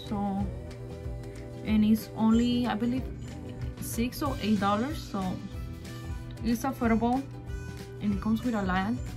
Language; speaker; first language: English; early bilingual, other home language; Spanish